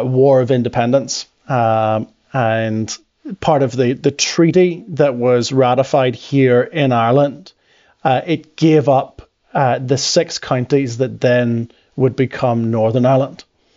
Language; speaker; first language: English; native; English